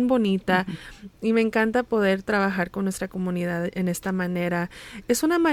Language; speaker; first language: Spanish; early bilingual, heritage; Spanish